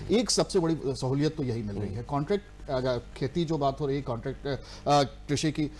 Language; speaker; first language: Hindi; native; Hindi